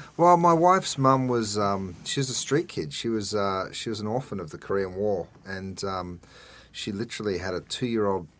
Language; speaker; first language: English; native; English